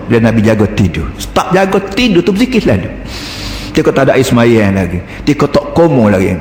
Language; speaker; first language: Malay; native; Malay